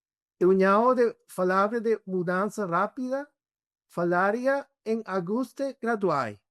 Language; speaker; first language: Portuguese; non-native, fluent; Spanish